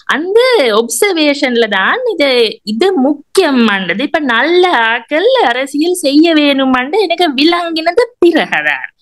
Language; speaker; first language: Tamil; non-native, local second language; Sinhala